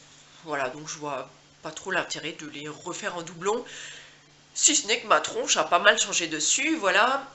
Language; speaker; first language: French; native; French